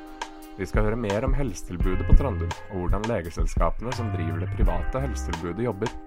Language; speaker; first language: Norwegian; native; Norwegian